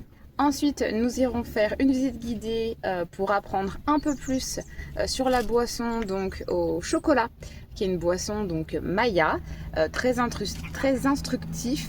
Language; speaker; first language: French; native; French